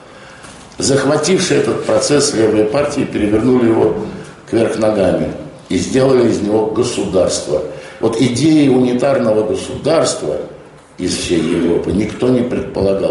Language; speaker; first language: Russian; native; Russian